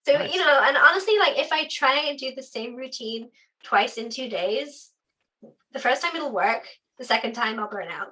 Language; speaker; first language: English; native; English